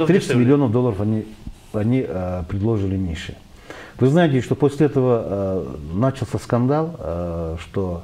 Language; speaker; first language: Russian; non-native, local second language; Kyrgyz